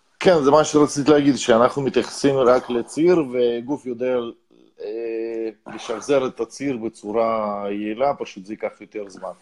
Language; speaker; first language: Hebrew; non-native, fluent; Russian